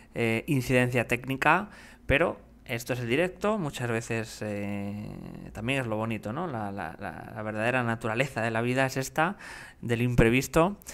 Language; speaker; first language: Spanish; native; Spanish